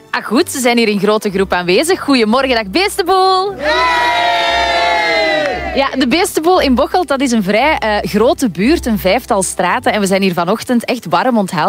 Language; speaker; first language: Dutch; native; Dutch